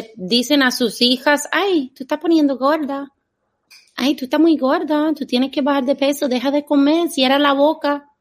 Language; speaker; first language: Spanish; non-native, fluent; English